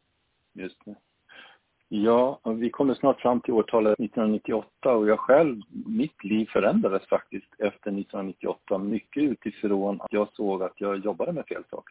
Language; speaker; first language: Swedish; native; Swedish